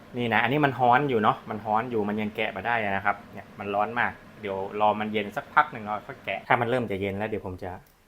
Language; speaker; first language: Thai; native; Thai